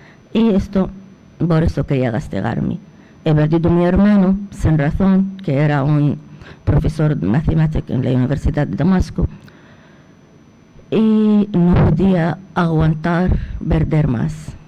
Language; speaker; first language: Spanish; non-native, fluent; Arabic